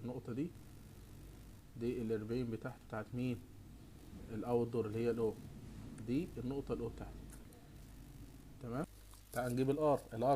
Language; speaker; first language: Arabic; native; Arabic